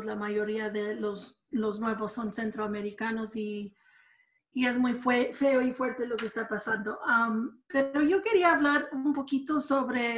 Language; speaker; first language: Spanish; early bilingual, other home language; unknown